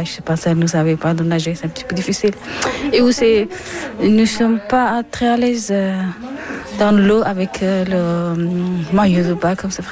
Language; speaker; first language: French; non-native, learner; Persian